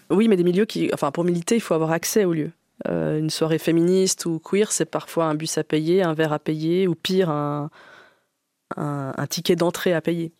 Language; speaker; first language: French; native; French